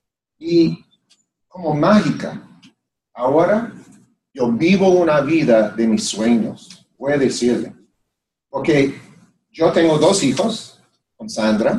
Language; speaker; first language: Spanish; non-native, fluent; English